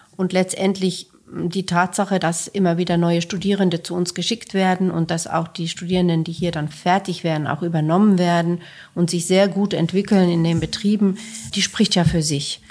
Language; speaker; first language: German; non-native, fluent; Finnish